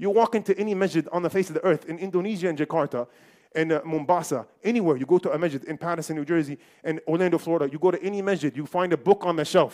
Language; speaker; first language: English; native; English